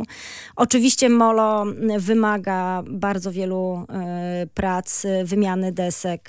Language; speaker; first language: Polish; native; Polish